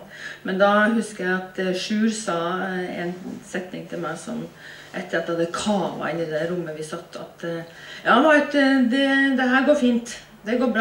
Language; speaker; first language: Norwegian; native; Norwegian